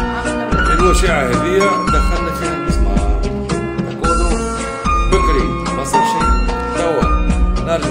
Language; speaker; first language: Arabic; native; Arabic